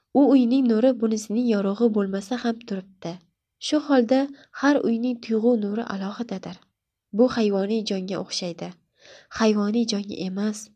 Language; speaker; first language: Uzbek; native; Uzbek